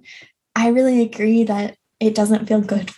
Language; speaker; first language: English; native; English